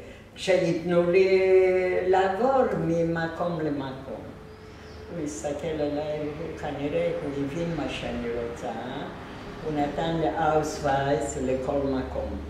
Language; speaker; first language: Hebrew; non-native, fluent; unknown